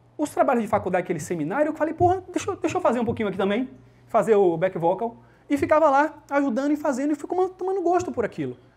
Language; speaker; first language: Portuguese; early bilingual, heritage; Portuguese